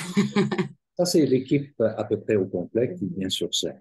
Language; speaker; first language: French; native; French